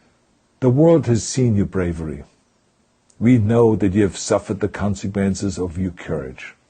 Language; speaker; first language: English; non-native, fluent; German